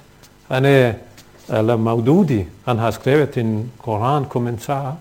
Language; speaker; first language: Danish; non-native, fluent; Bosnian